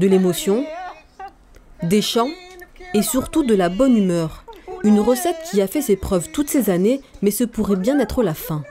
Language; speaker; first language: French; native; French